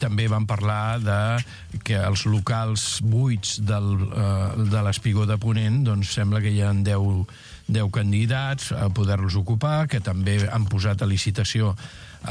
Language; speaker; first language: Catalan; native; Catalan